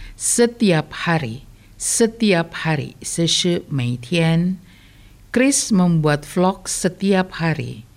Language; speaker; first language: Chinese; early bilingual, heritage; Chinese